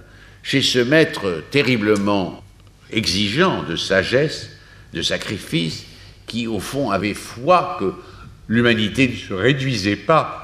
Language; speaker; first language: French; native; French